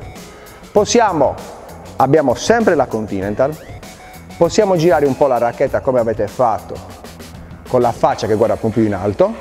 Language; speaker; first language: Italian; native; Italian